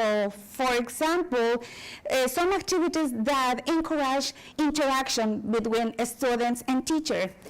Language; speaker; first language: English; non-native, local second language; Spanish